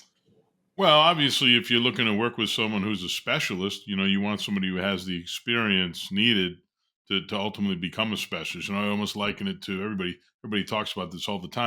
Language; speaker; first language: English; native; English